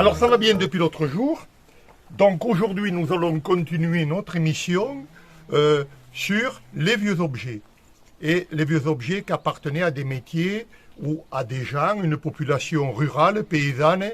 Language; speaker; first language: French; native; French